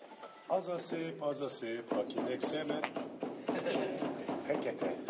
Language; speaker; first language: Hungarian; non-native, learner; Turkish